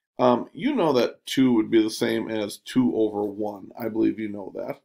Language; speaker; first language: English; native; English